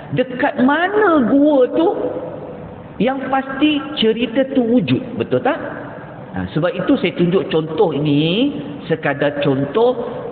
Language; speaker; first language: Malay; native; Malay